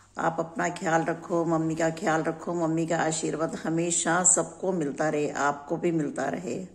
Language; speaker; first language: Hindi; native; Hindi